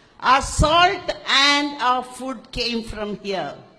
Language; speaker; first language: English; non-native, local second language; Malayalam